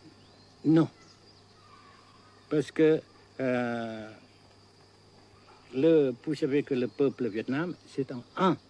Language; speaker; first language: French; non-native, local second language; Vietnamese